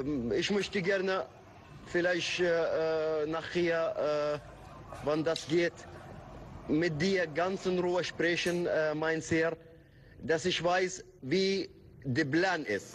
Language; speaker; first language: German; non-native, fluent; Turkish